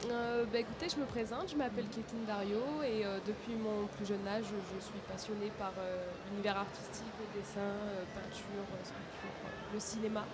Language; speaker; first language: French; native; French